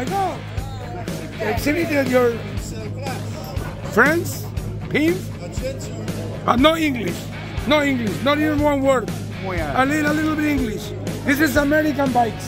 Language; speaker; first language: English; non-native, learner; Spanish